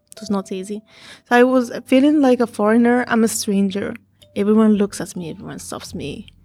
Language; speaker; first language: English; non-native, fluent; Arabic